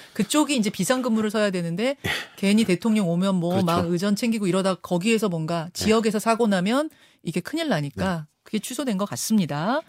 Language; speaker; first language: Korean; native; Korean